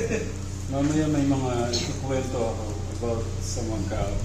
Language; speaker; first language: Filipino; native; Filipino